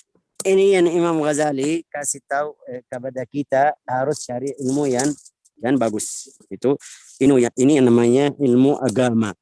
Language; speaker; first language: Indonesian; non-native, learner; Arabic